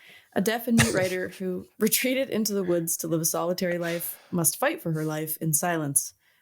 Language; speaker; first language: English; native; English